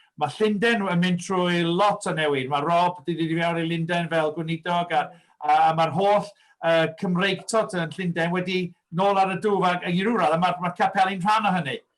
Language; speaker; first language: Welsh; early bilingual, heritage; Welsh